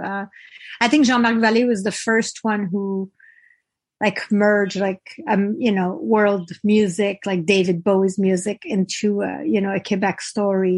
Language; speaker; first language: English; non-native, fluent; French